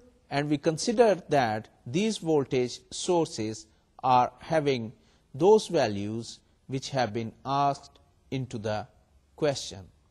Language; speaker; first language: English; non-native, local second language; Urdu